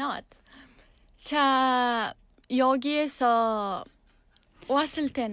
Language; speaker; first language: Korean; non-native, learner; Uzbek